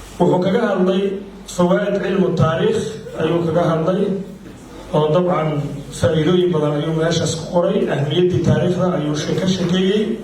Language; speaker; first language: Somali; native; Somali